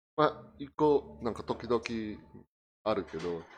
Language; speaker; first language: Japanese; non-native, fluent; Portuguese